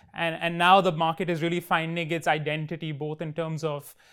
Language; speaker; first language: English; non-native, local second language; Hindi